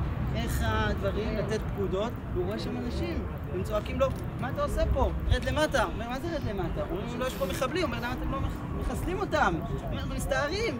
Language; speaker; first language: Hebrew; native; Hebrew